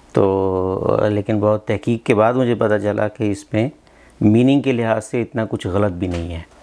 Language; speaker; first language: Hindi; non-native, local second language; Punjabi